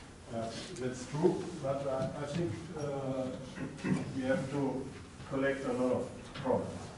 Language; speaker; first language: English; non-native, fluent; German